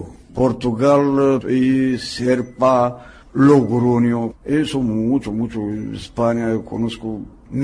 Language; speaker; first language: Spanish; non-native, learner; Romanian